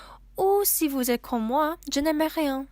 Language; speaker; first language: French; non-native, learner; English